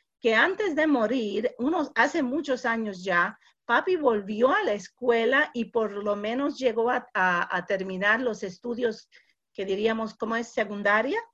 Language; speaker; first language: Spanish; early bilingual, heritage; Spanish